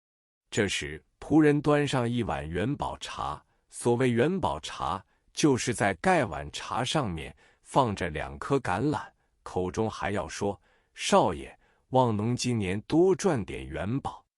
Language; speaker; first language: Chinese; native; Chinese